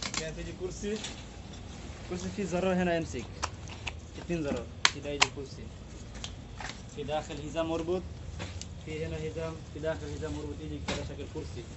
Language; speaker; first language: Arabic; non-native, learner; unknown